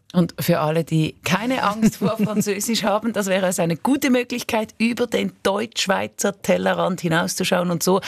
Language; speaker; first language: German; native; German